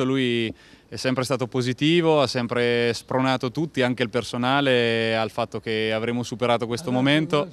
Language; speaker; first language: Italian; native; Italian